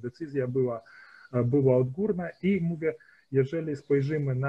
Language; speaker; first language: Polish; early bilingual, heritage; Polish